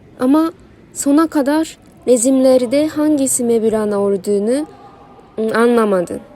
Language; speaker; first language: Turkish; non-native, learner; Japanese